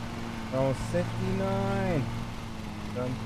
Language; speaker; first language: English; native; English